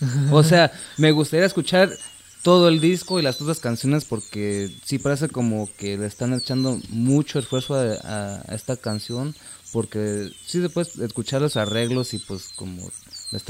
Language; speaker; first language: Spanish; early bilingual, heritage; Spanish